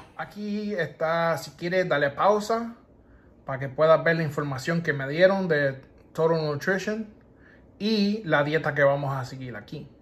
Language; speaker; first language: Spanish; native; Spanish